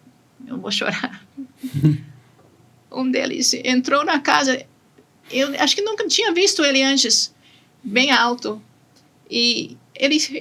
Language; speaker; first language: Portuguese; non-native, fluent; English